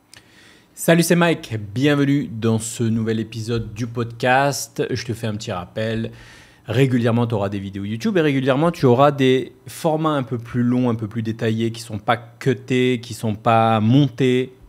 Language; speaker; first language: French; native; French